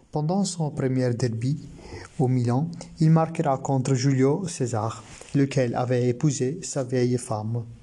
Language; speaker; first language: French; non-native, learner; Italian